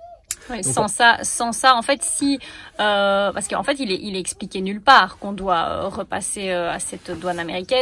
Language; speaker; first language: French; native; French